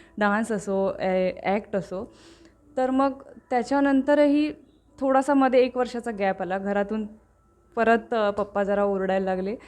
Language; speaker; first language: Marathi; native; Marathi